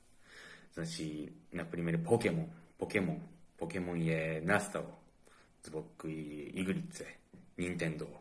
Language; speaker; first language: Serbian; non-native, fluent; Japanese